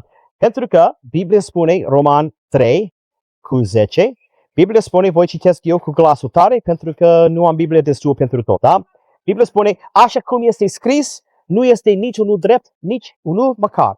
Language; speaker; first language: Romanian; non-native, learner; English